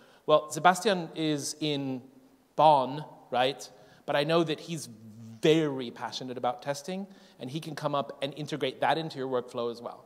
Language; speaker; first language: English; native; English